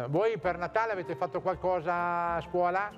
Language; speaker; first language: Italian; native; Italian